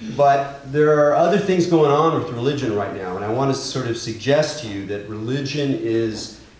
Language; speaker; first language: English; native; English